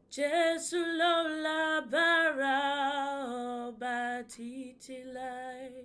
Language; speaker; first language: Dutch; early bilingual, other home language; Yoruba